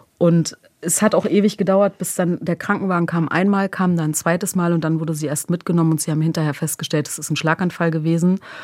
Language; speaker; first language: German; early bilingual, other home language; Croatian